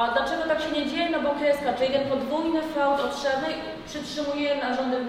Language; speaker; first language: Polish; native; Polish